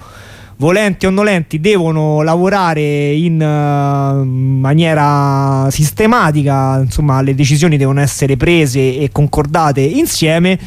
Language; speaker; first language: Italian; native; Italian